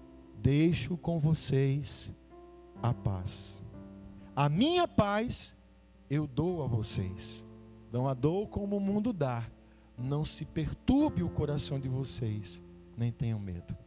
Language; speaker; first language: Portuguese; native; Portuguese